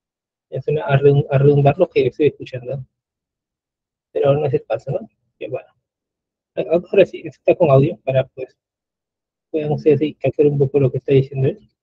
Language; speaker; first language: Spanish; native; Spanish